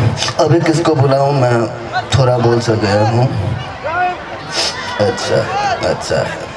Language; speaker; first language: Hindi; non-native, local second language; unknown